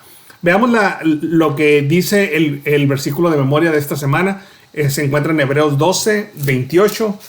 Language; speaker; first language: Spanish; native; Spanish